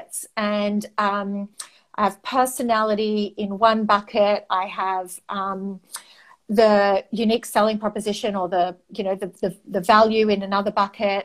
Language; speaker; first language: English; non-native, local second language; Greek